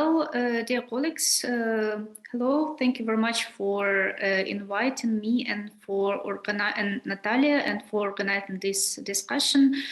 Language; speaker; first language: English; non-native, fluent; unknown